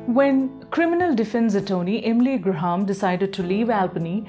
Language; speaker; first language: English; non-native, local second language; Malayalam